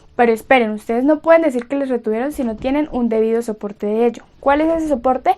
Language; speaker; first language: Spanish; native; Spanish